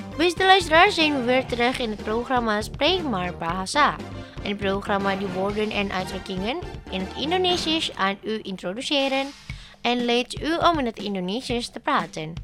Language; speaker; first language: Dutch; non-native, learner; Indonesian